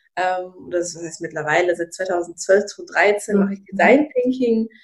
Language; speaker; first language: German; early bilingual, other home language; Russian